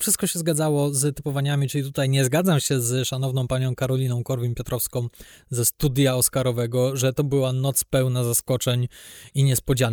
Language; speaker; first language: Polish; native; Polish